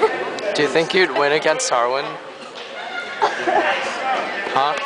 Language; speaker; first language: English; native; English